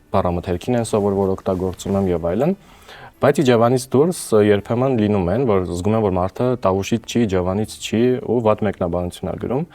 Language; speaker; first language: Armenian; native; Armenian